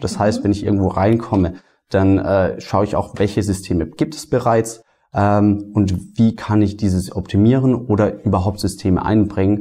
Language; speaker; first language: German; native; German